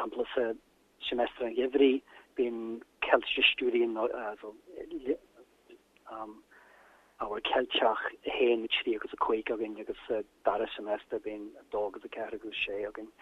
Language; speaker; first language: Irish; non-native, learner; German